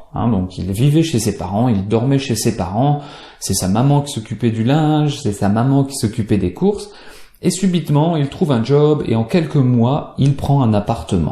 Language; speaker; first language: French; native; French